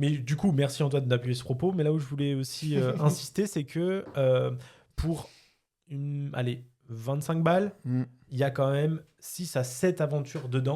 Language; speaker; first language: French; native; French